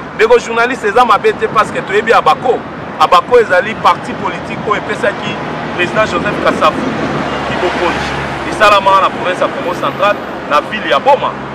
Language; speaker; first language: Lingala; non-native, local second language; Kongo